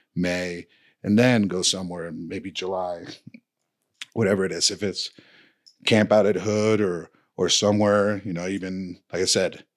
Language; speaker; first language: English; non-native, fluent; Spanish